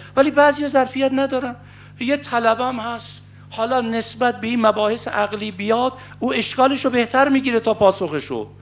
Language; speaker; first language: Persian; native; Persian